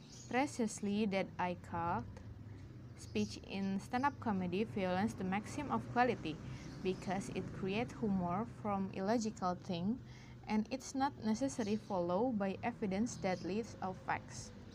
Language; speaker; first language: English; non-native, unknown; Indonesian